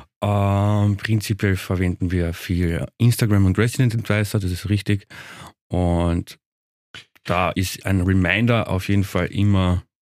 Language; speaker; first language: German; native; German